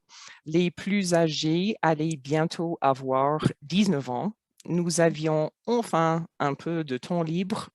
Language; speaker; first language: French; non-native, fluent; English